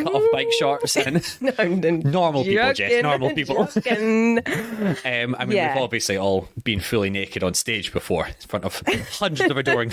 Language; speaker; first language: English; native; English